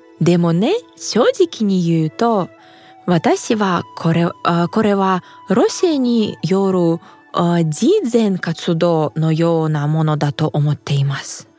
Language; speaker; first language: Japanese; non-native, fluent; Russian